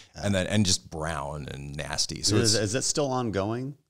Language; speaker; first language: English; native; English